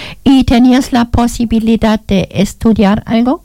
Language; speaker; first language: Spanish; non-native, learner; German